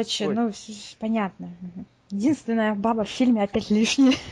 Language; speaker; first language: Russian; native; Russian